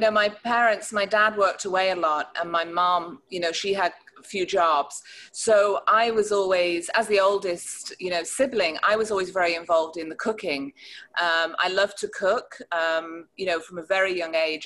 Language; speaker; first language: English; native; English